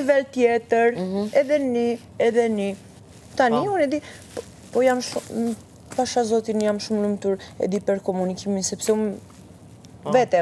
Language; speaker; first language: Albanian; non-native, learner; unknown